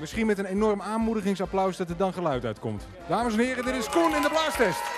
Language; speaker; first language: Dutch; native; Dutch